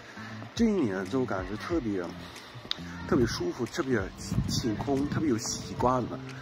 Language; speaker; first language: Chinese; non-native, fluent; English